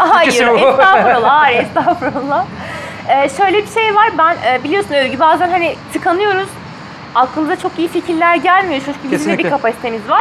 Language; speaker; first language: Turkish; native; Turkish